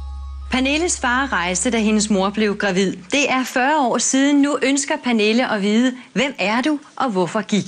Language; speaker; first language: Danish; native; Danish